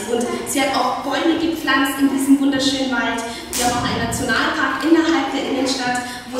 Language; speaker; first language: German; non-native, fluent; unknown